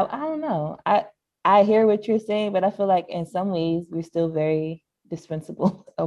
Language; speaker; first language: English; native; English